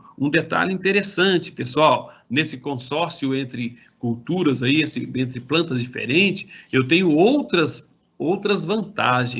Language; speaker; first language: Portuguese; native; Portuguese